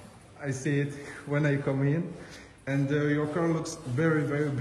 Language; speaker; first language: English; non-native, learner; French